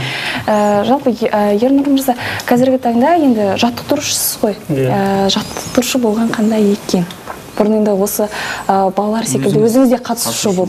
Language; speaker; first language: Kazakh; native; Kazakh